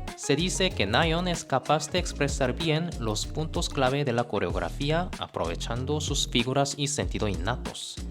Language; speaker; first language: Spanish; non-native, fluent; Korean